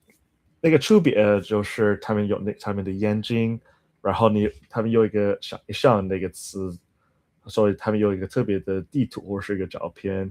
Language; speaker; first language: Chinese; non-native, learner; English